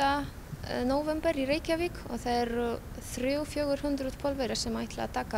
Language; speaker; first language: Icelandic; non-native, fluent; Polish